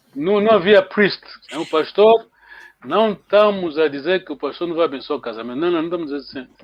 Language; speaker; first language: Portuguese; non-native, local second language; Kongo